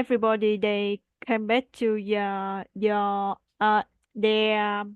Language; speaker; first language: English; non-native, learner; Vietnamese